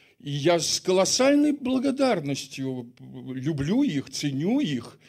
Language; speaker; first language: Russian; native; Russian